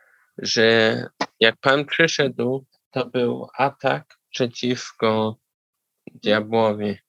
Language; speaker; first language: Polish; non-native, learner; German